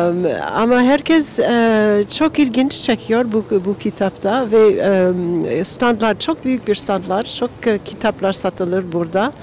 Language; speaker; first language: Turkish; non-native, learner; English